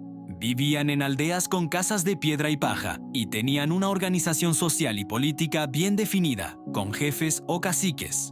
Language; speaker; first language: Spanish; native; Spanish